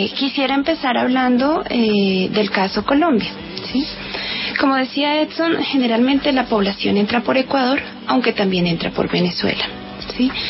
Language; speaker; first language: Spanish; native; Spanish